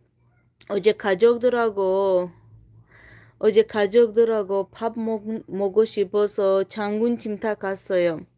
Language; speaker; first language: Korean; non-native, fluent; Tajik